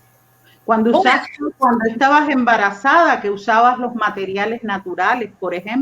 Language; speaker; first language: Spanish; native; Spanish